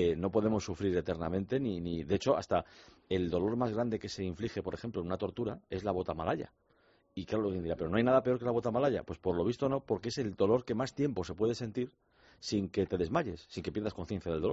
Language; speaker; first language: Spanish; native; Spanish